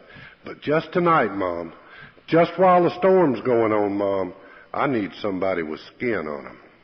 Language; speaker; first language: English; native; English